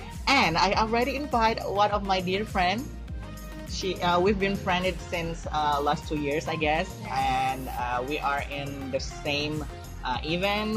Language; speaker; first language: English; non-native, fluent; Indonesian